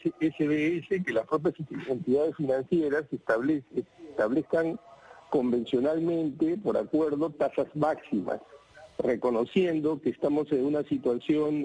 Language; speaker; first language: Spanish; native; Spanish